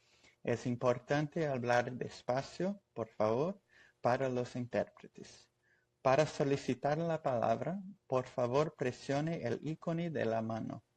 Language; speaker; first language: Spanish; non-native, fluent; Portuguese